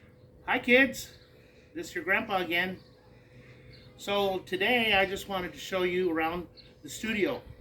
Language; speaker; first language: English; native; English